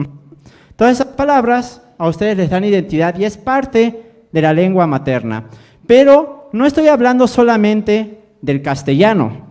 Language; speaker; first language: Spanish; native; Spanish